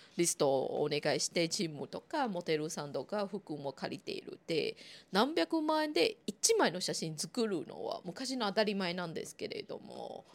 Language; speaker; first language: Japanese; non-native, fluent; Chinese